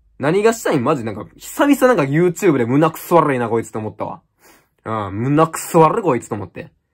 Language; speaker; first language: Japanese; native; Japanese